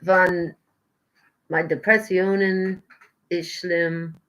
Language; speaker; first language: German; non-native, learner; English